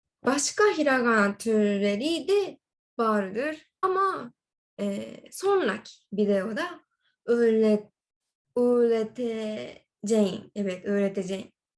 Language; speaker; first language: Turkish; non-native, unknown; Japanese